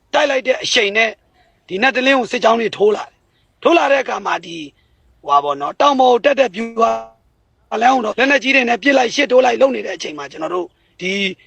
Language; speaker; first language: Burmese; native; Burmese